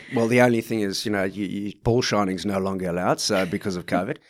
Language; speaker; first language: English; native; English